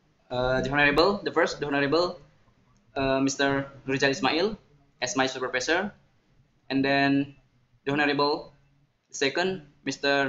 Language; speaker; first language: English; non-native, learner; Indonesian